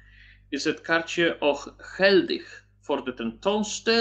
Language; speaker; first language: Dutch; non-native, learner; Polish